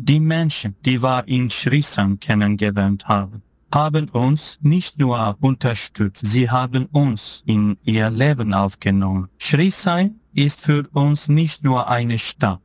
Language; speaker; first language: German; non-native, fluent; Turkish